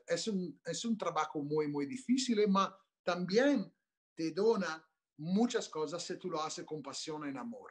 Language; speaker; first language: Spanish; non-native, learner; Italian